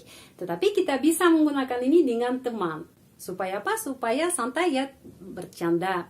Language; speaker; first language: Indonesian; non-native, fluent; Russian